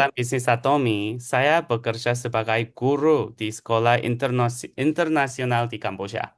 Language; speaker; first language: Indonesian; non-native, fluent; Korean